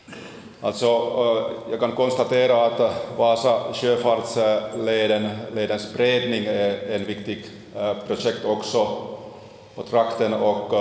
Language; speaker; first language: Swedish; non-native, local second language; Finnish